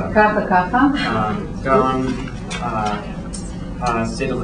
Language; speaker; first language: Hebrew; non-native, learner; English